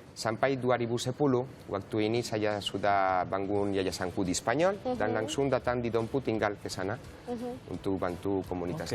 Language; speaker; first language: Indonesian; non-native, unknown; Spanish